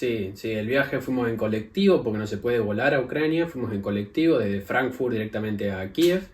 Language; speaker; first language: Spanish; native; Spanish